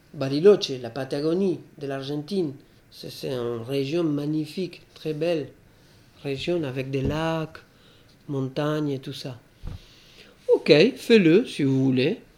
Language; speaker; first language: French; non-native, fluent; Spanish